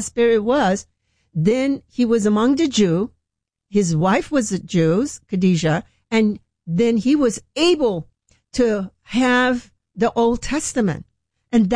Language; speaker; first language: English; non-native, fluent; Persian